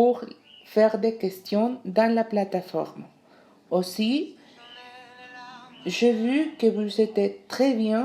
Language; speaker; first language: French; non-native, learner; Spanish